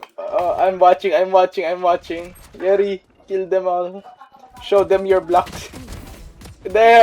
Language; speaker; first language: English; non-native, local second language; Filipino